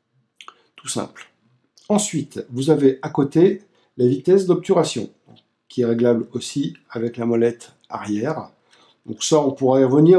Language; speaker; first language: French; native; French